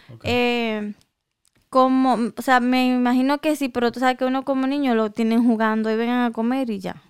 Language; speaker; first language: Spanish; native; Spanish